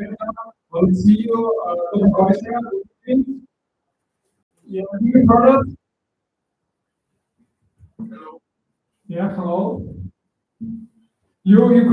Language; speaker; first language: English; non-native, learner; Russian